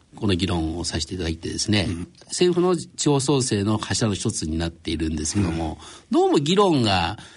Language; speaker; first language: Japanese; native; Japanese